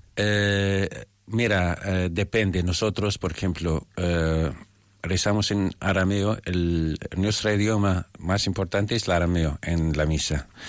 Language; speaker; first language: Spanish; non-native, fluent; Arabic